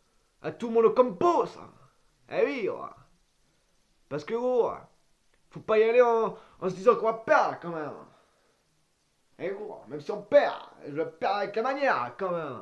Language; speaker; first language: French; native; French